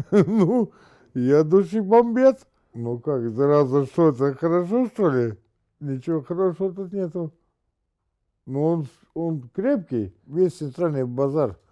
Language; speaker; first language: Russian; native; Russian